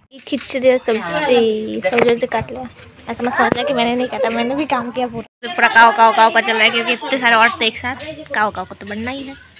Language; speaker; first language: Hindi; native; Hindi